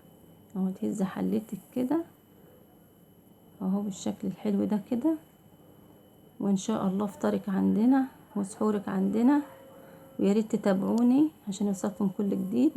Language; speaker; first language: Arabic; native; Arabic